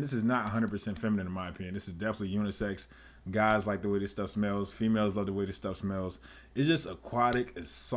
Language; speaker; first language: English; native; English